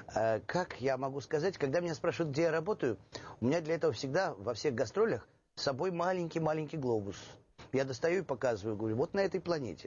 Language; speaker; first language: Russian; native; Russian